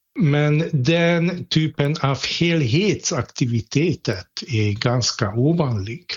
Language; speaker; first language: Swedish; non-native, fluent; Hungarian